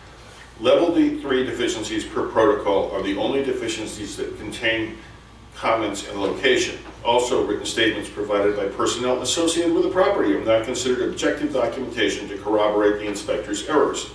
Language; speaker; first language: English; native; English